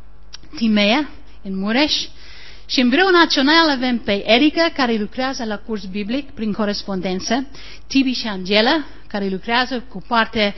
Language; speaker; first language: Romanian; non-native, learner; English